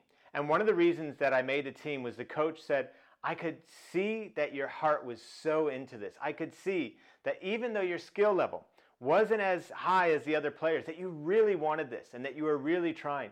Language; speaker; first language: English; native; English